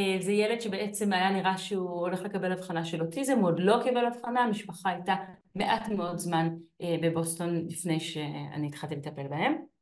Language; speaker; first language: Hebrew; native; Hebrew